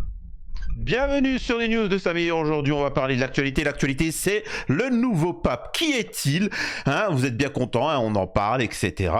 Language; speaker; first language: French; native; French